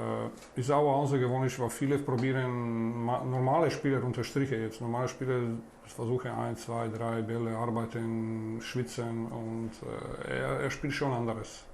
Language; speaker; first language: German; non-native, fluent; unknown